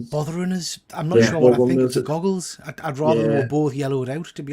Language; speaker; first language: English; native; English